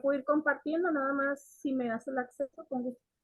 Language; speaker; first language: Spanish; native; Spanish